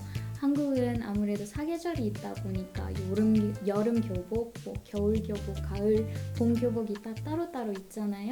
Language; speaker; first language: Korean; non-native, fluent; Malay